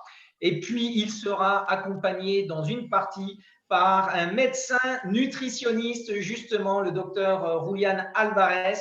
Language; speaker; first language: French; native; French